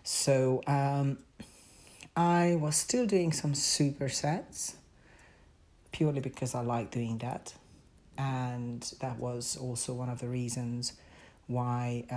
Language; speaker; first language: English; non-native, fluent; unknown